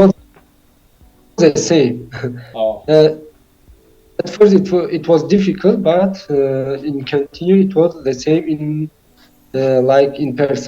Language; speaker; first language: English; non-native, learner; Tajik